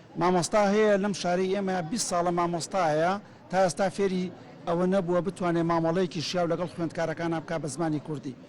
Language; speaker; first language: Central Kurdish; native; Central Kurdish